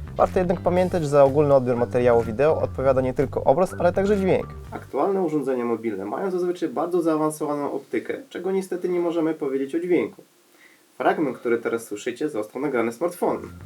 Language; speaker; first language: Polish; native; Polish